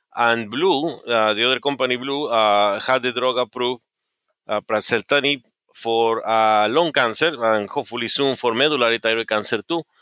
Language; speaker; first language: English; non-native, fluent; Spanish